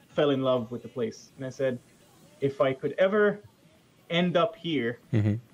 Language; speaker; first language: English; non-native, fluent; Hebrew